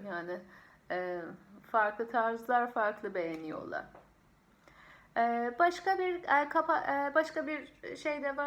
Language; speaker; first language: Turkish; non-native, fluent; Persian